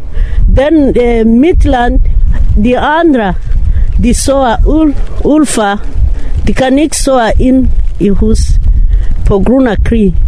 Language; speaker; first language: Danish; non-native, learner; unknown